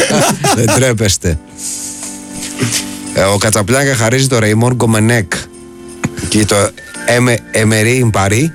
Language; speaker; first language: Greek; native; Greek